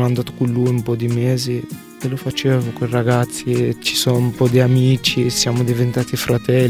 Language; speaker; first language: Italian; non-native, learner; Arabic